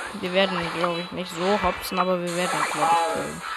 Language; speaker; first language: German; native; German